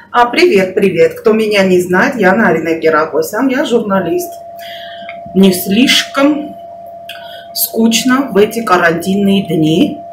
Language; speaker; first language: Russian; non-native, local second language; Armenian